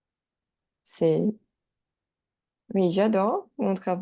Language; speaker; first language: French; non-native, learner; Portuguese